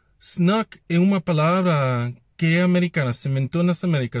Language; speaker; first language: Portuguese; non-native, learner; English